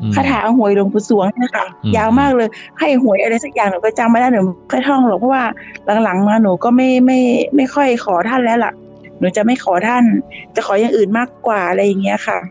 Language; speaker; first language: Thai; native; Thai